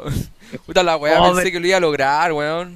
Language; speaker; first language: Spanish; native; Spanish